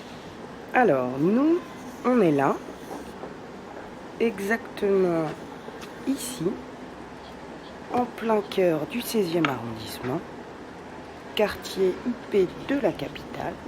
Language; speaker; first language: French; native; French